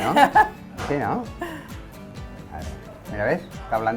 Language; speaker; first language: Spanish; native; Spanish